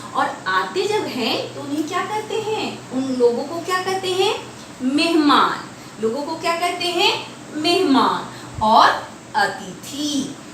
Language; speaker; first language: Hindi; native; Hindi